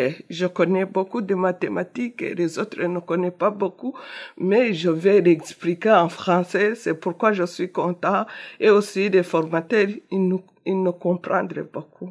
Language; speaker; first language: French; non-native, learner; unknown